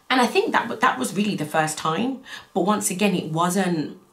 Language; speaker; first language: English; native; English